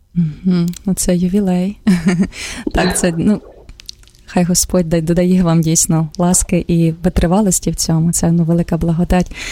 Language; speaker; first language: Ukrainian; native; Ukrainian